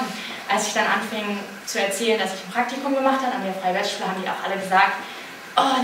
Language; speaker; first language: German; native; German